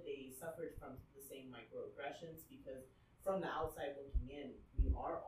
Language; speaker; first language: English; early bilingual, other home language; Vietnamese